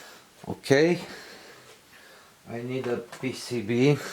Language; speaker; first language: English; non-native, learner; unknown